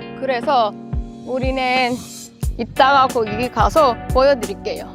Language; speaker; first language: Korean; non-native, learner; Persian